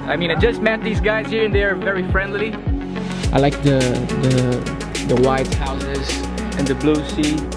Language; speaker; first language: English; non-native, fluent; Portuguese